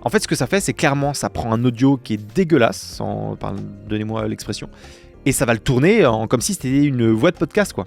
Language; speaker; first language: French; native; French